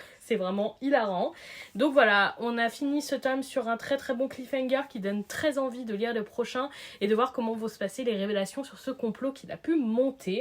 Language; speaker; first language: French; native; French